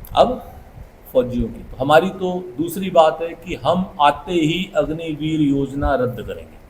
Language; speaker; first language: Hindi; native; Hindi